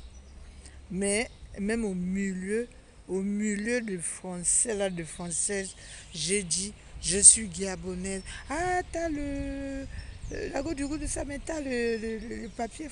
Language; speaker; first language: French; non-native, local second language; Fang